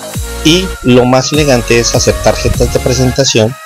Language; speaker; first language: Spanish; native; Spanish